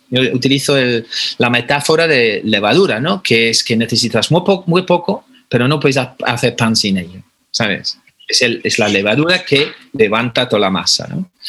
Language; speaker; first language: Spanish; non-native, fluent; English